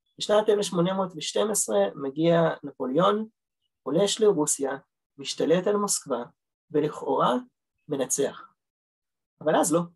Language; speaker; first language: Hebrew; early bilingual, other home language; Russian